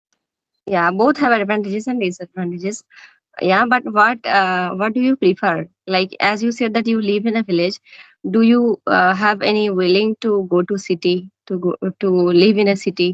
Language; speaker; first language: English; non-native, learner; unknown